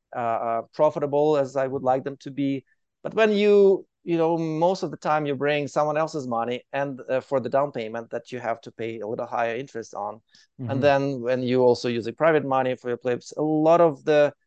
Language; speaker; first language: English; non-native, fluent; Ukrainian